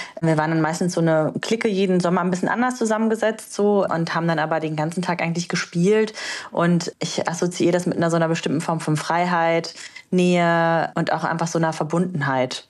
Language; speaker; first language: German; early bilingual, other home language; Romanian